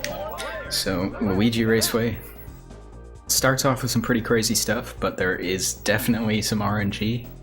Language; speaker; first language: English; native; English